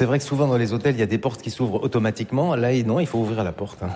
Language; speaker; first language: French; native; French